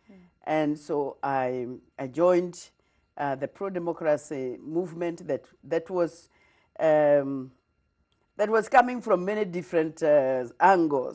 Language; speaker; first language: English; non-native, local second language; Kikuyu